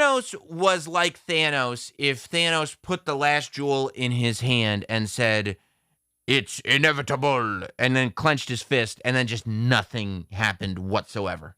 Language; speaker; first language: English; native; English